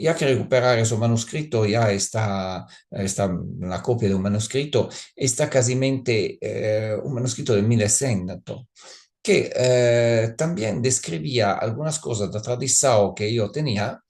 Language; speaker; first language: Spanish; non-native, learner; Italian